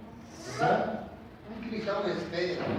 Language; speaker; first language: Portuguese; non-native, learner; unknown